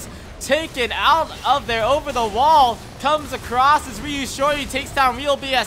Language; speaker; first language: English; native; English